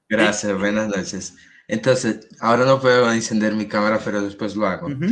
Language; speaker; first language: Spanish; non-native, fluent; Portuguese